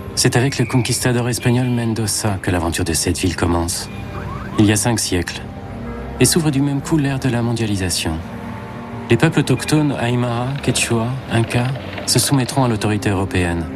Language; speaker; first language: French; native; French